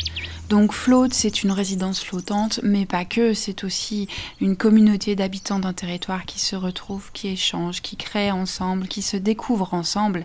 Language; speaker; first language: French; native; French